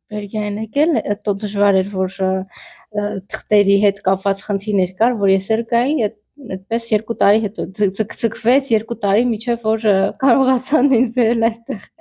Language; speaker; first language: Armenian; native; Armenian